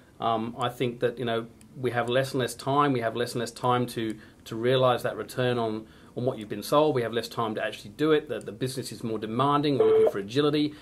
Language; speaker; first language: English; native; English